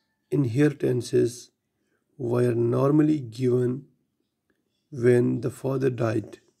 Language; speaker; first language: English; non-native, local second language; Kashmiri